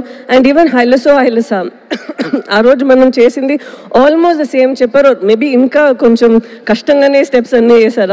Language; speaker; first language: Telugu; non-native, local second language; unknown